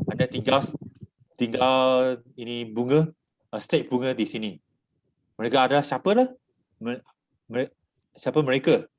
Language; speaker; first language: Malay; non-native, local second language; Chinese